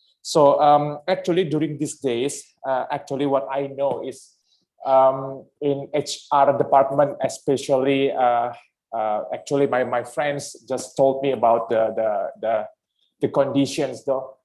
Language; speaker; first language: English; non-native, fluent; Indonesian